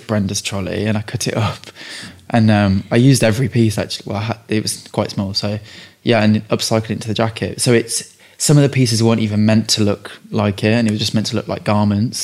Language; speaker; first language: English; native; English